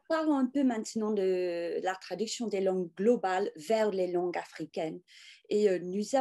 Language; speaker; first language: French; non-native, fluent; English